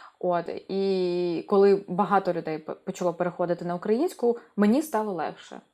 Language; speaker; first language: Ukrainian; non-native, local second language; Russian